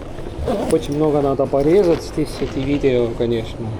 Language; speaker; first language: Russian; non-native, local second language; Estonian